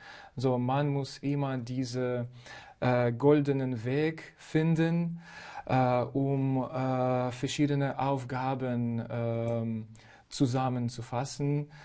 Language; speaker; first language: German; non-native, fluent; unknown